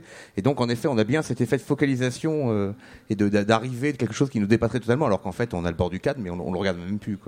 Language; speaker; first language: French; native; French